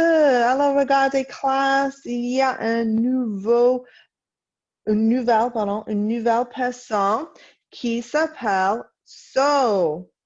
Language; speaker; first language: French; non-native, fluent; English